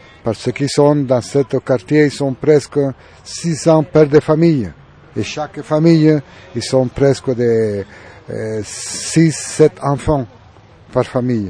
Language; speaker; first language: French; non-native, learner; Spanish